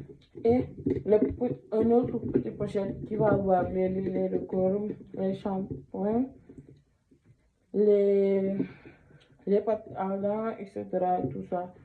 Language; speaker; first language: French; non-native, fluent; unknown